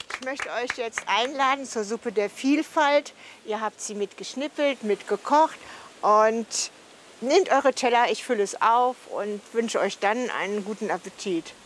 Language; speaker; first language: German; native; German